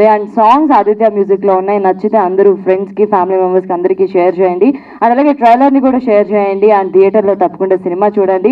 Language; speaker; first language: Telugu; native; Telugu